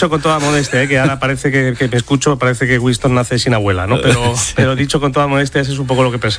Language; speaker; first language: Spanish; native; Spanish